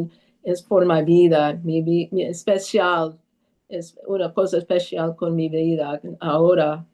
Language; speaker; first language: Spanish; early bilingual, heritage; Spanish